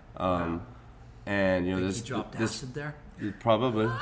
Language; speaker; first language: English; native; English